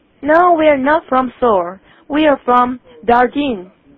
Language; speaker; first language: English; non-native, fluent; Chinese